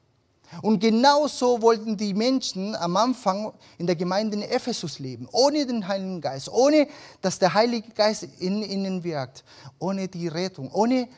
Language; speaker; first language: German; early bilingual, other home language; Spanish